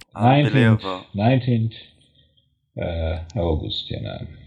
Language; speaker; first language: English; non-native, fluent; Croatian